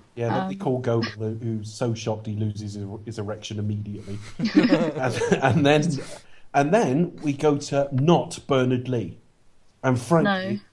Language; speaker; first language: English; native; English